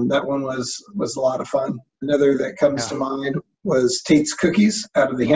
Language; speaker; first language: English; native; English